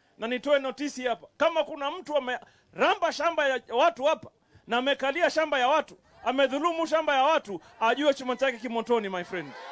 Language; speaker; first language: Swahili; native; Swahili